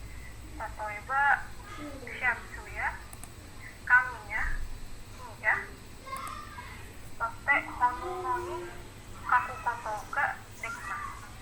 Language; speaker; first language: Japanese; non-native, learner; Indonesian